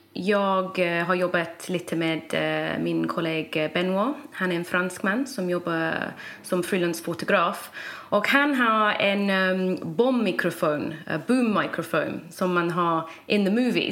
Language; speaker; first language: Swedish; non-native, fluent; English